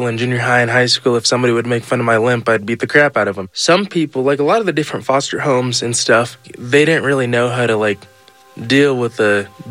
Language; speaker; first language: English; native; English